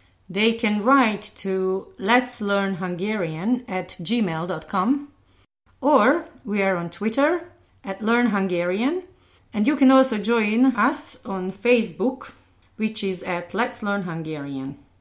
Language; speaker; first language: English; non-native, fluent; Hungarian